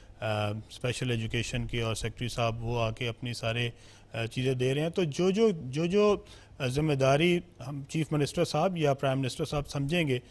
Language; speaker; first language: Urdu; non-native, local second language; Punjabi